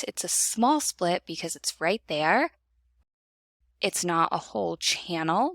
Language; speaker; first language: English; native; English